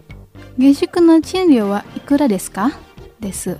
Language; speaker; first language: Japanese; non-native, fluent; Indonesian